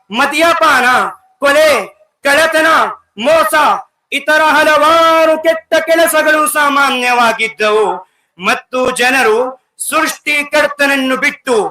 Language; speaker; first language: Kannada; non-native, local second language; Urdu